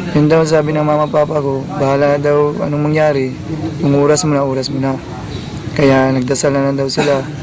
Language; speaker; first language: Filipino; non-native, local second language; Cebuano